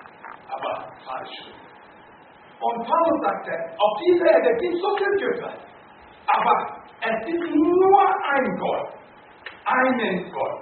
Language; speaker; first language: German; non-native, learner; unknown